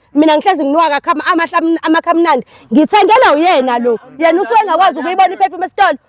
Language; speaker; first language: Zulu; native; Zulu